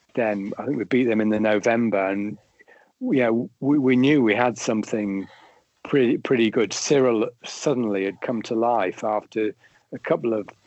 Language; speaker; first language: English; native; English